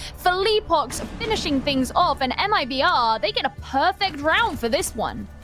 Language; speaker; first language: English; native; English